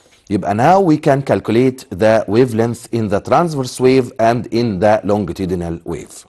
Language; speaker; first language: English; non-native, fluent; Arabic